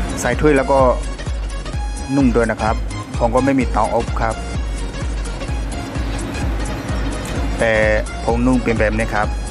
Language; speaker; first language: Thai; non-native, fluent; Burmese